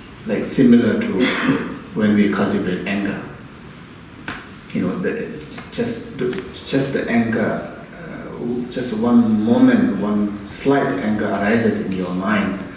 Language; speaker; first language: English; non-native, fluent; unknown